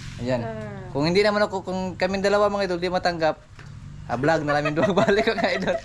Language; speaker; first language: Filipino; non-native, local second language; Cebuano